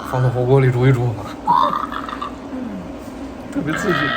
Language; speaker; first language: Chinese; native; Chinese